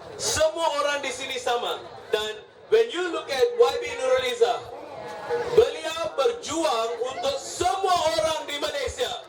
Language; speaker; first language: Malay; non-native, local second language; Tamil